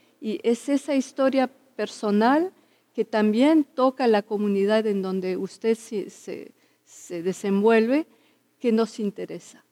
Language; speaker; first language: Spanish; early bilingual, heritage; Spanish